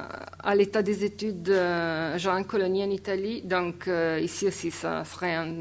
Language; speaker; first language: French; non-native, fluent; Italian